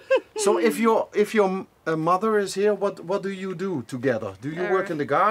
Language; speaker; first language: English; non-native, fluent; Dutch